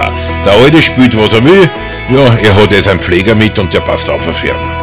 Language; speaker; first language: German; native; German